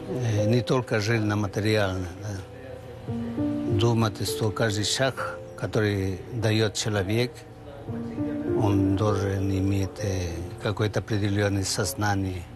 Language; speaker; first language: Russian; non-native, fluent; Spanish